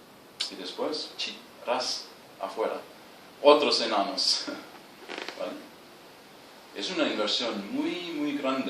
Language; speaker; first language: Spanish; non-native, fluent; German